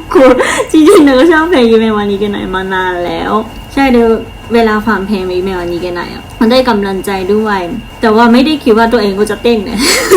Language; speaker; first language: Thai; non-native, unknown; Japanese